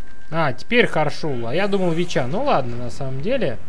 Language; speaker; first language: Russian; native; Russian